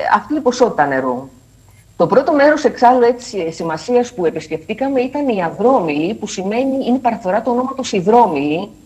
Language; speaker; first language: Greek; native; Greek